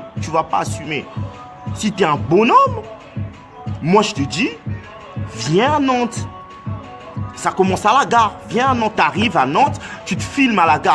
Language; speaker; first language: French; non-native, local second language; Lingala